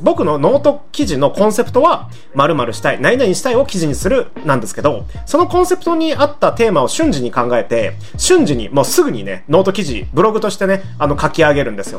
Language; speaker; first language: Japanese; native; Japanese